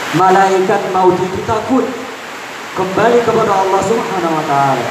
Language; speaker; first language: Malay; non-native, fluent; Arabic